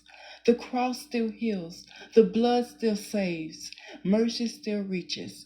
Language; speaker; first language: English; native; English